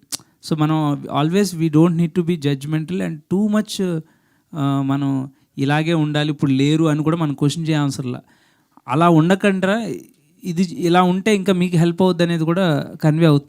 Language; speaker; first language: Telugu; native; Telugu